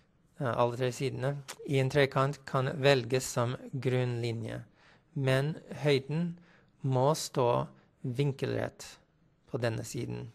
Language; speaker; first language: Norwegian; non-native, fluent; English